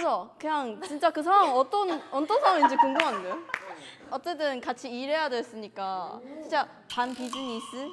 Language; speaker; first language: Korean; non-native, fluent; Chinese